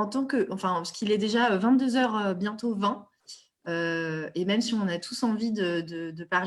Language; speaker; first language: French; native; French